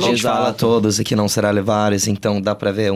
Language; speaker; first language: Portuguese; non-native, fluent; English